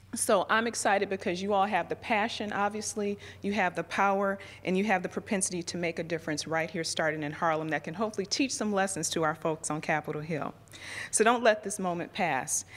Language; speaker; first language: English; native; English